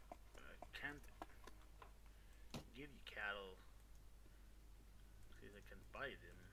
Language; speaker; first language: English; non-native, fluent; Swedish